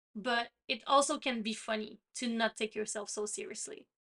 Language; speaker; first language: English; non-native, fluent; French